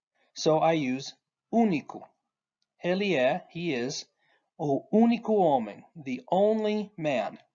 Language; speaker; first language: Portuguese; non-native, fluent; English